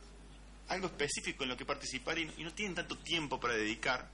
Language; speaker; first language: Spanish; native; Spanish